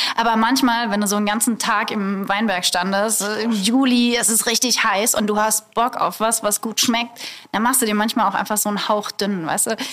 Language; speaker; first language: German; native; German